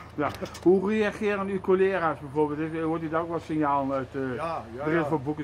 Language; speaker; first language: Dutch; native; Dutch